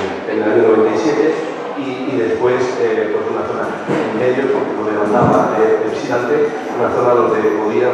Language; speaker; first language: Spanish; native; Spanish